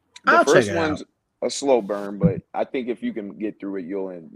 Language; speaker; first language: English; native; English